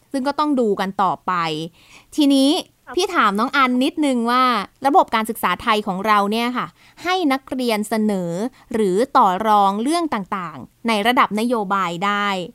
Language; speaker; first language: Thai; native; Thai